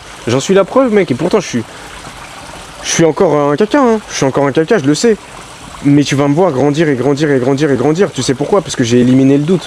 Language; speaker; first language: French; native; French